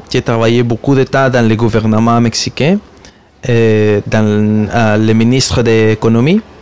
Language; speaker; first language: French; non-native, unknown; Spanish